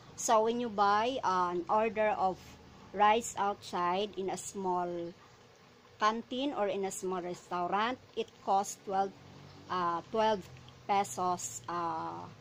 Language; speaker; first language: English; non-native, local second language; Filipino